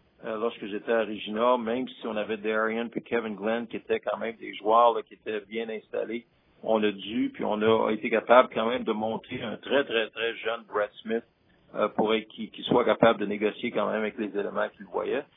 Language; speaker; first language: French; native; French